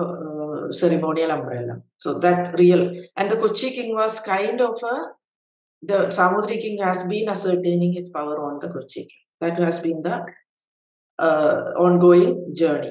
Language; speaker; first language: English; non-native, local second language; Malayalam